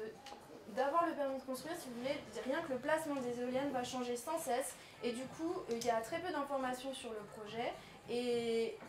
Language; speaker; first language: French; native; French